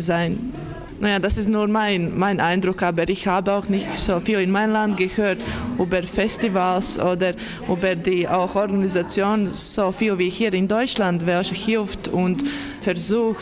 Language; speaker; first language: German; non-native, learner; Latvian